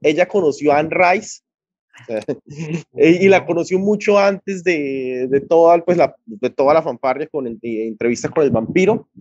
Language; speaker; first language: Spanish; native; Spanish